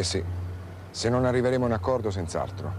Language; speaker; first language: Italian; native; Italian